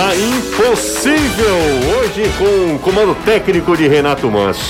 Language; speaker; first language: Portuguese; native; Portuguese